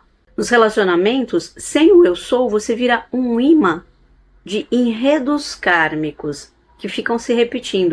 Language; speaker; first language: Portuguese; native; Portuguese